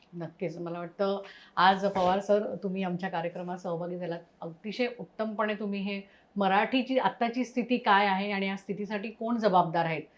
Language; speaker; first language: Marathi; native; Marathi